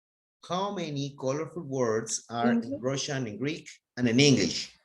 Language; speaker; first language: English; non-native, fluent; Spanish